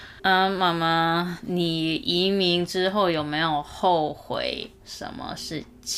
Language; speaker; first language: Chinese; early bilingual, heritage; Chinese